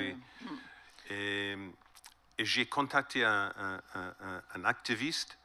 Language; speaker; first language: French; non-native, learner; English